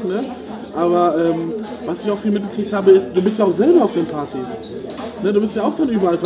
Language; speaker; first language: German; native; German